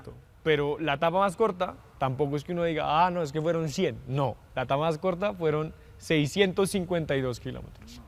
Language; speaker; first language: Spanish; native; Spanish